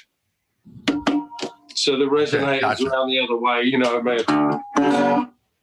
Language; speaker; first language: English; native; English